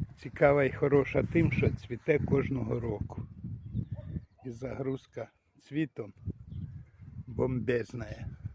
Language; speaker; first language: Ukrainian; native; Ukrainian